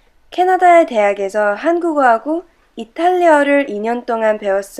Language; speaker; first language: Korean; early bilingual, heritage; Chinese